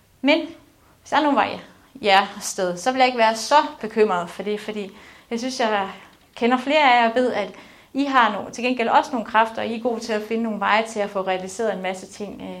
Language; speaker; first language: Danish; native; Danish